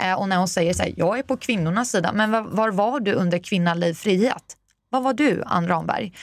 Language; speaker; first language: Swedish; early bilingual, other home language; Persian